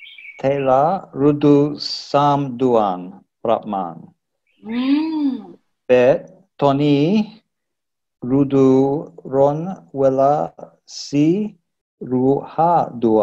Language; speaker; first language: Thai; non-native, learner; English